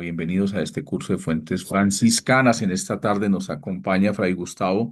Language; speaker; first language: Spanish; native; Spanish